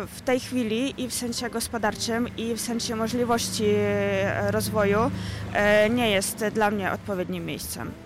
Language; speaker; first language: Polish; non-native, fluent; Ukrainian